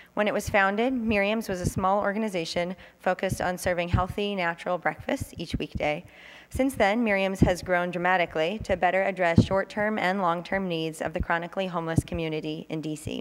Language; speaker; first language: English; native; English